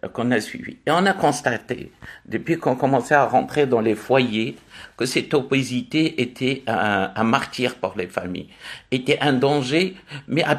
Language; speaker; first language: French; non-native, local second language; Arabic